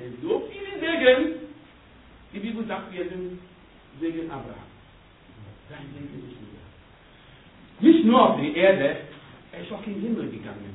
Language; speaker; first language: German; non-native, learner; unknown